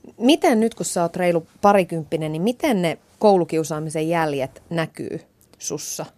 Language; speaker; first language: Finnish; native; Finnish